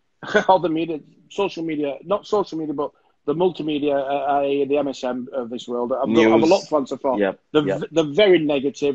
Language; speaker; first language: English; native; English